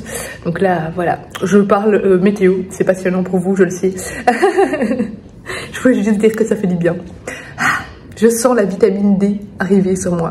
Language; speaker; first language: French; native; French